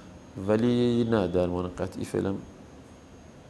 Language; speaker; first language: Persian; native; Persian